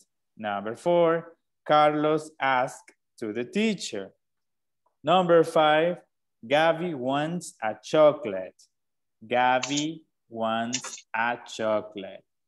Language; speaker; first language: English; non-native, fluent; Spanish